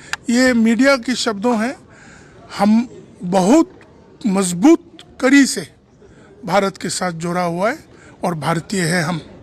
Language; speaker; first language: Hindi; non-native, local second language; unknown